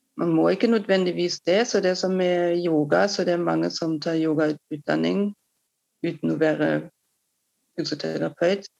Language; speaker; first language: Norwegian; non-native, fluent; German